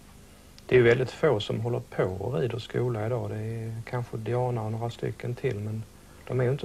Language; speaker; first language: Swedish; native; Swedish